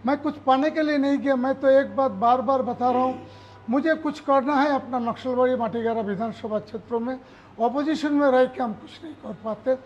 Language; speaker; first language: Hindi; non-native, local second language; Bangla